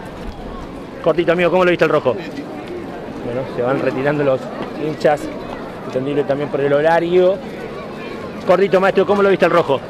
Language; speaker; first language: Spanish; native; Spanish